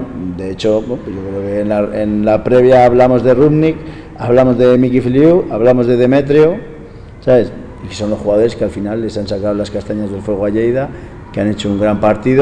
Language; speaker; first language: Spanish; native; Spanish